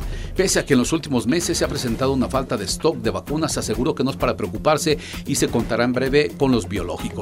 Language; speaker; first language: Spanish; native; Spanish